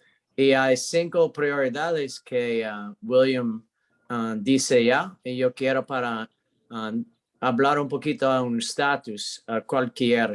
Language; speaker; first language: Spanish; non-native, learner; English